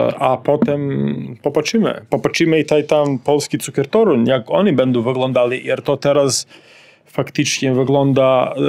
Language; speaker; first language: Polish; non-native, learner; Serbian